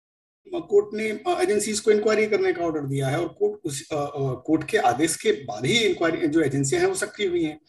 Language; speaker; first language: Hindi; native; Hindi